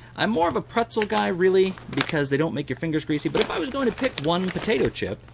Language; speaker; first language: English; native; English